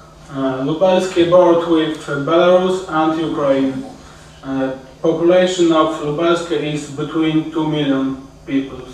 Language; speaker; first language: English; non-native, learner; Polish